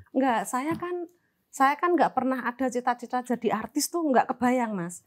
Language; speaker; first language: Indonesian; non-native, local second language; Javanese